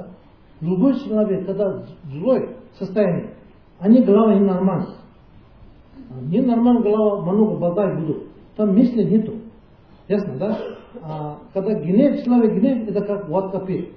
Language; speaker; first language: Russian; non-native, learner; Tibetan